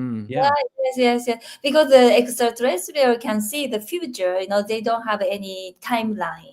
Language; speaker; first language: English; non-native, learner; Japanese